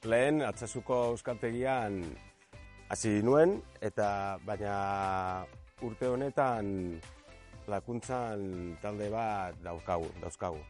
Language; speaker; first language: Basque; non-native, learner; Spanish